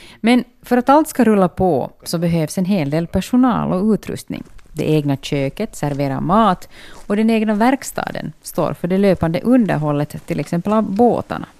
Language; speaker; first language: Swedish; native; Swedish